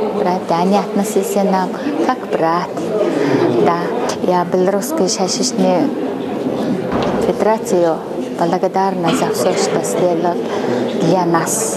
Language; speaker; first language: Russian; non-native, learner; Mongolian